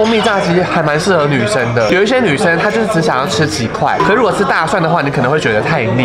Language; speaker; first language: Chinese; native; Chinese